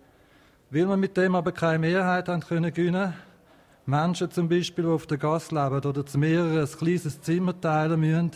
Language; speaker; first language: German; native; German